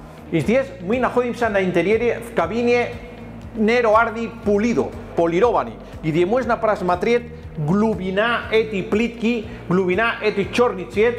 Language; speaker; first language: Russian; non-native, learner; Spanish